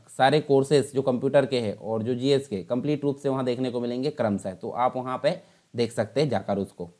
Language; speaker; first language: Hindi; native; Hindi